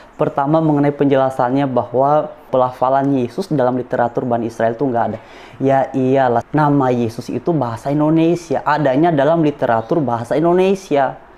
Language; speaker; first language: Indonesian; non-native, local second language; Nias